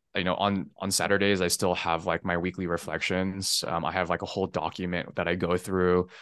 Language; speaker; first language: English; early bilingual, other home language; Chinese